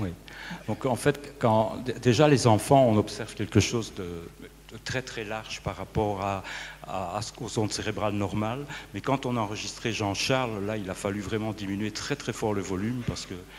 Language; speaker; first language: French; native; French